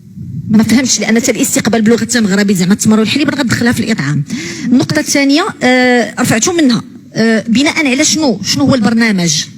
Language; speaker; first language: Arabic; native; Arabic